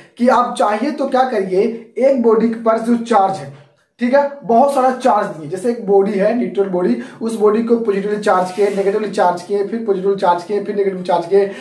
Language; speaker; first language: Hindi; native; Hindi